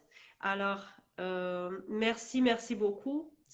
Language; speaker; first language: French; non-native, learner; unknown